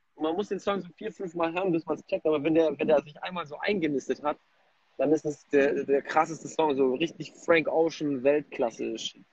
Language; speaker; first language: German; early bilingual, other home language; Polish